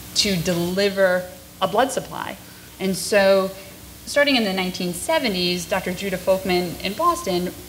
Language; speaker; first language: English; native; English